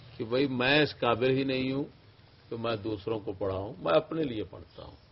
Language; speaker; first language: Urdu; non-native, local second language; Punjabi